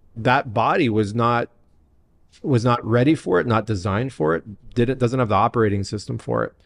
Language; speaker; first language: English; native; English